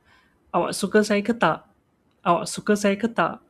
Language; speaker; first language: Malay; non-native, local second language; Chinese